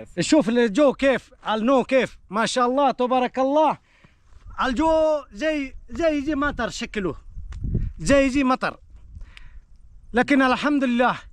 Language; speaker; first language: Arabic; non-native, learner; Bangla